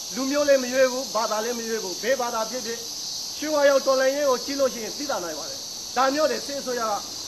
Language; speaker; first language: Burmese; native; Burmese